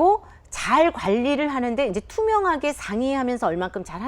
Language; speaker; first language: Korean; native; Korean